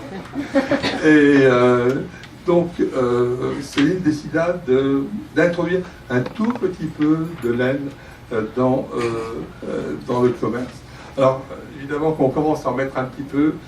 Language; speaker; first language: French; native; French